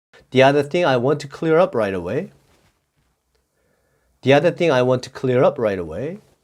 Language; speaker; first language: English; non-native, fluent; Korean